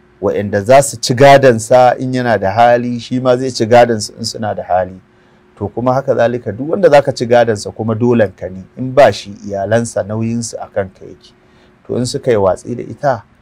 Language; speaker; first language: Hausa; native; Hausa